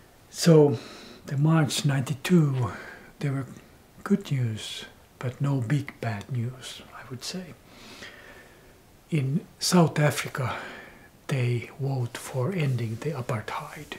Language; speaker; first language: English; non-native, fluent; Finnish